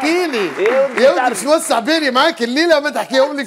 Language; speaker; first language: Arabic; native; Arabic